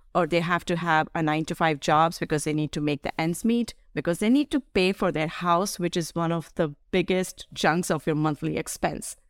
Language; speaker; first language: English; non-native, local second language; Hindi